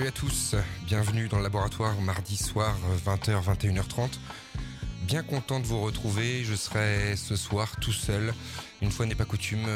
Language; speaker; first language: French; native; French